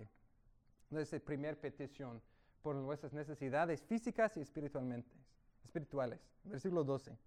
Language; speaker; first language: Spanish; non-native, fluent; English